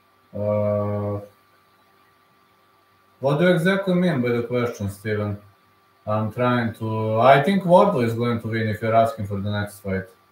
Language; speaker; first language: English; non-native, fluent; Serbian